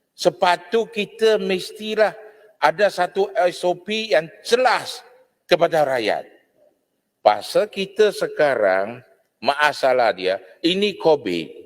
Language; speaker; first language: Malay; non-native, local second language; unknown